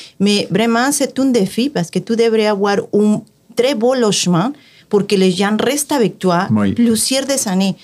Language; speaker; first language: French; non-native, fluent; Spanish